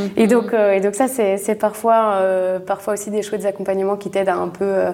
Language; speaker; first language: French; native; French